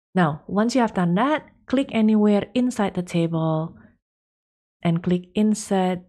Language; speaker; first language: English; non-native, fluent; Indonesian